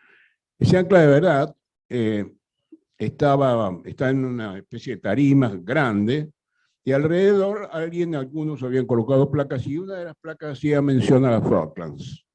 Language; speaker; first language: Spanish; native; Spanish